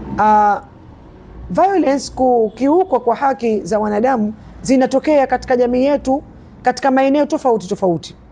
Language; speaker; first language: Swahili; native; Swahili